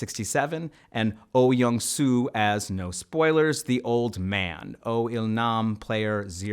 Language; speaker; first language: English; native; English